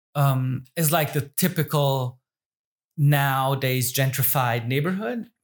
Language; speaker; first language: English; non-native, fluent; German